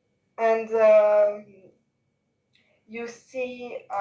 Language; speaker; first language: English; non-native, learner; French